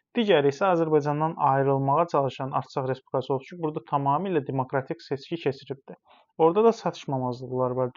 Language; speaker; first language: Azerbaijani; non-native, local second language; Talysh